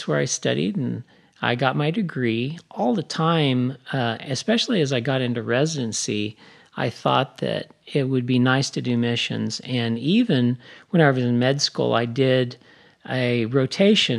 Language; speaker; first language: English; native; English